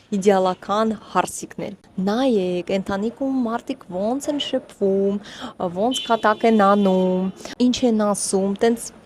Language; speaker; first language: Armenian; non-native, learner; Russian